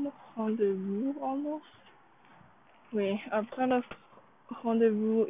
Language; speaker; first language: French; non-native, learner; English